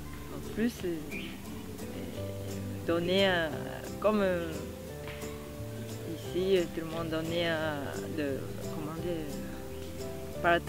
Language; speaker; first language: French; non-native, learner; Japanese